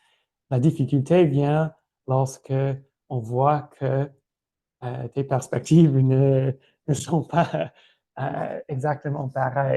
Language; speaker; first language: French; non-native, fluent; English